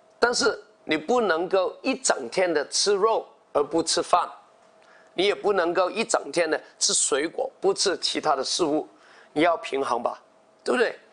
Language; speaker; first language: Chinese; non-native, local second language; Cantonese